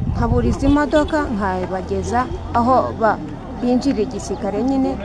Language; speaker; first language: Kinyarwanda; early bilingual, heritage; Kinyarwanda